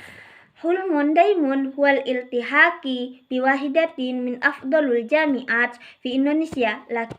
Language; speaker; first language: Arabic; non-native, learner; Indonesian